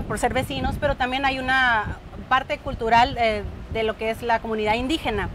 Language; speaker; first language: Spanish; native; Spanish